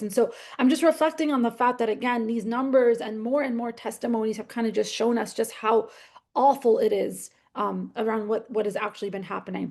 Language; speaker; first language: English; native; English